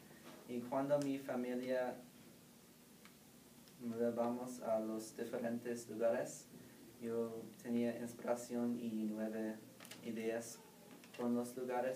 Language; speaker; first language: Spanish; non-native, learner; English